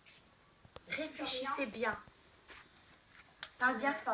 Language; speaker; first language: French; native; French